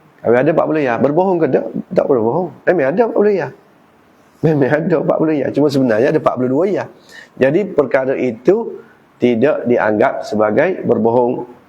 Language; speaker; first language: Malay; native; Malay